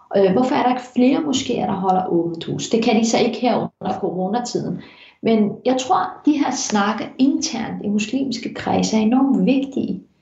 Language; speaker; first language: Danish; early bilingual, heritage; Danish